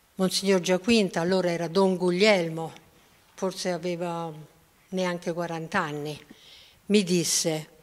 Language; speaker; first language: Italian; native; Italian